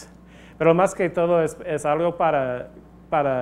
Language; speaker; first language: Spanish; non-native, fluent; English